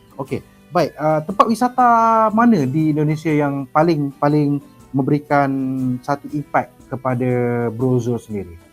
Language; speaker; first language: Malay; native; Malay